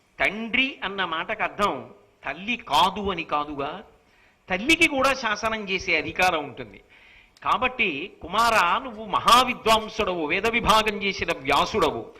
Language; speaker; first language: Telugu; native; Telugu